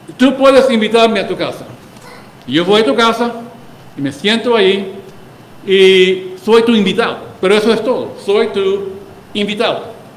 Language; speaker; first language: Spanish; early bilingual, heritage; Spanish